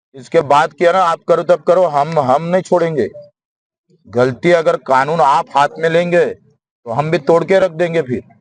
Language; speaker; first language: Hindi; non-native, local second language; Marathi